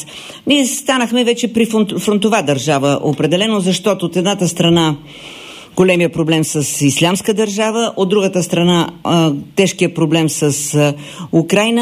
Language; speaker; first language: Bulgarian; native; Bulgarian